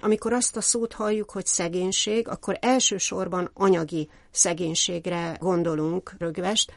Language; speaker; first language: Hungarian; native; Hungarian